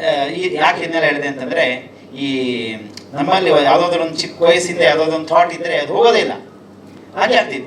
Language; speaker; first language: Kannada; native; Kannada